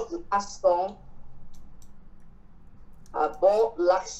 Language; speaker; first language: French; non-native, learner; Chinese